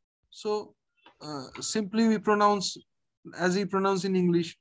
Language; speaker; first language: English; non-native, local second language; Bangla